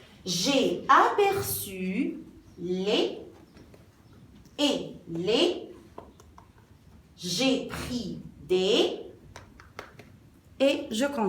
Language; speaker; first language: French; non-native, local second language; Arabic